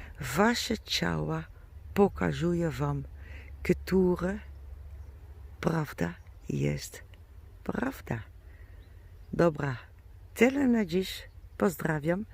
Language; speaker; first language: Polish; non-native, learner; German